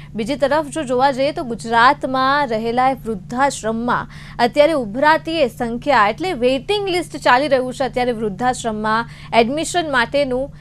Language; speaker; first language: Gujarati; native; Gujarati